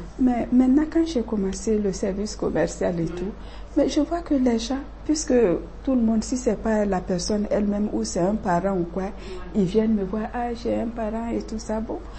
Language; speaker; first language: French; non-native, local second language; Bambara